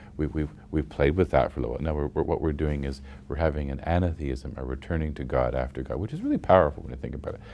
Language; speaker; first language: English; native; English